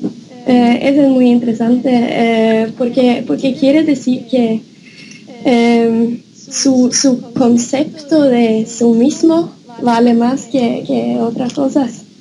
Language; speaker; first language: Spanish; non-native, fluent; Norwegian